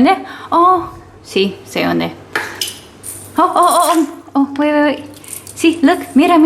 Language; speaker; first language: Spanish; non-native, learner; English